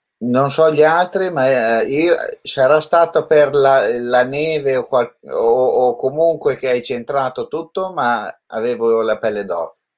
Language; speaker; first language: Italian; native; Italian